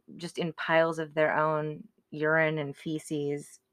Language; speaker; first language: English; native; English